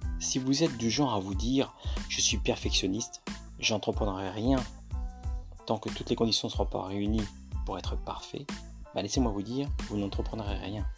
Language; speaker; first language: French; native; French